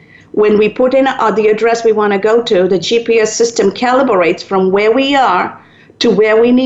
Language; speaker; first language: English; non-native, local second language; Tamil